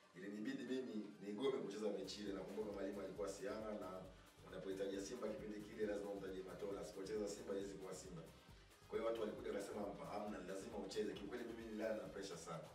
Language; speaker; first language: Swahili; native; Swahili